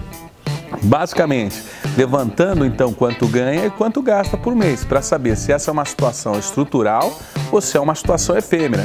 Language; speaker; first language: Portuguese; native; Portuguese